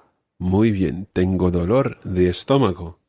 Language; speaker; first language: Spanish; non-native, fluent; English